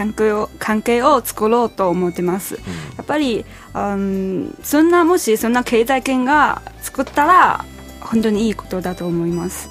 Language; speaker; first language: Japanese; non-native, fluent; Chinese